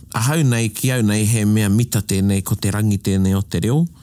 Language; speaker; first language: Māori; non-native, local second language; English